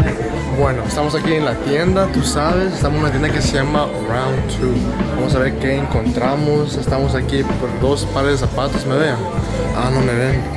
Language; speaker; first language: Spanish; early bilingual, heritage; Spanish